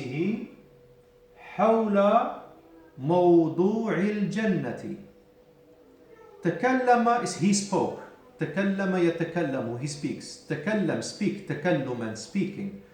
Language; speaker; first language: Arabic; non-native, fluent; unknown